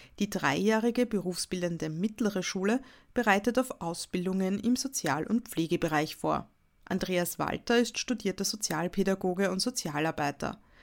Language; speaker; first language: German; native; German